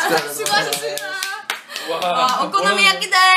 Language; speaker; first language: Japanese; non-native, learner; Korean